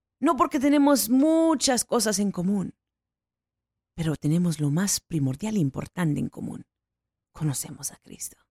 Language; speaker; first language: Spanish; early bilingual, heritage; Spanish